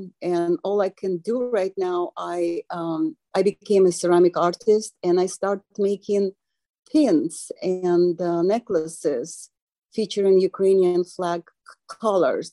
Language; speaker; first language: English; non-native, fluent; Ukrainian